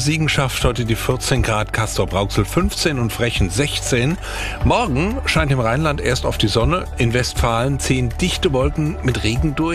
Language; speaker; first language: German; native; German